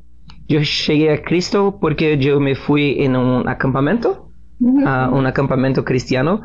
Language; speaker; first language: Spanish; non-native, learner; Portuguese